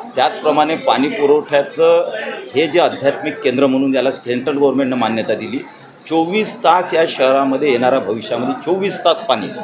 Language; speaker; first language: Marathi; native; Marathi